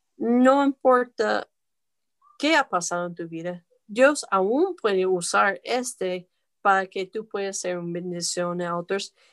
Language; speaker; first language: Spanish; non-native, fluent; English